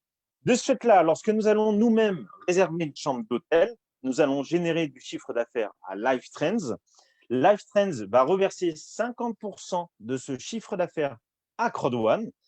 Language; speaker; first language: French; native; French